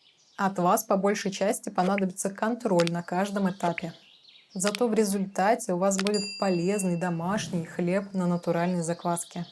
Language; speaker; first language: Russian; native; Russian